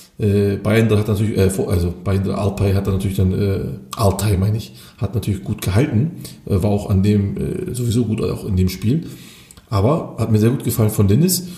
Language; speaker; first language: German; early bilingual, other home language; Turkish